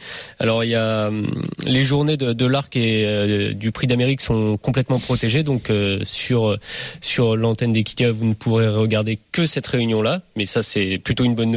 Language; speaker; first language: French; native; French